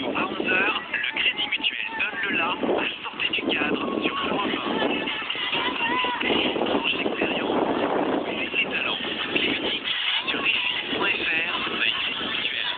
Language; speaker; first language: French; native; French